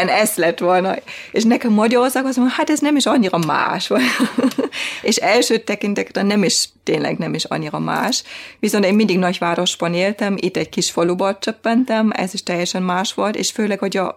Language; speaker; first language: Hungarian; non-native, fluent; German